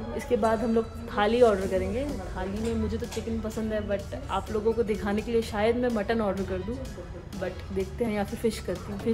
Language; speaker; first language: Hindi; native; Hindi